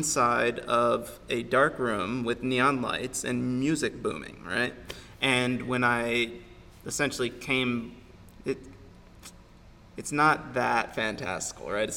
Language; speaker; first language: English; native; English